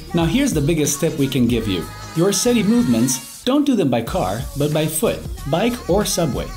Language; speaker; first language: English; non-native, fluent; Italian